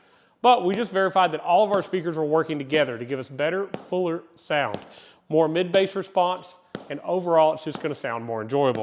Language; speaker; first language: English; native; English